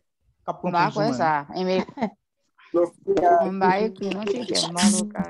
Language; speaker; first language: English; non-native, learner; Haitian Creole